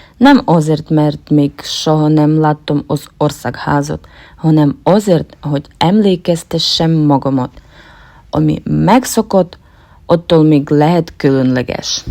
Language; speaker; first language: Hungarian; non-native, fluent; Ukrainian